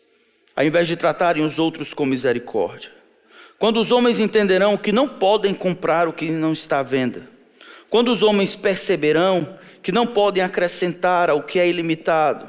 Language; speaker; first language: Portuguese; native; Portuguese